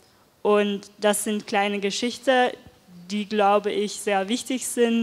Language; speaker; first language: German; non-native, fluent; Dutch